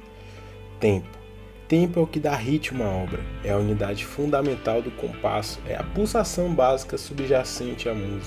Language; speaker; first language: Portuguese; native; Portuguese